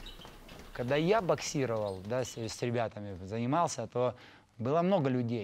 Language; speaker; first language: Russian; native; Russian